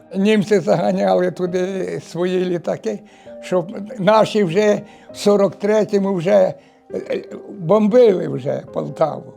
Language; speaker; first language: Ukrainian; native; Ukrainian